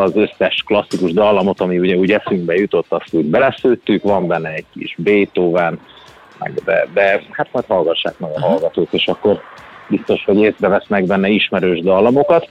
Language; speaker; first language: Hungarian; native; Hungarian